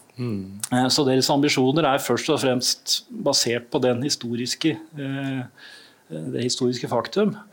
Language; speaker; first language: Norwegian; native; Norwegian